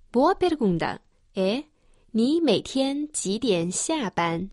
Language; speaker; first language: Portuguese; non-native, fluent; Chinese